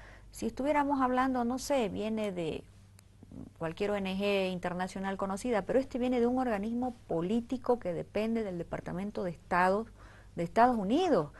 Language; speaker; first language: Spanish; native; Spanish